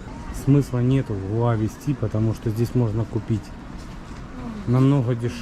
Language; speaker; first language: Russian; native; Russian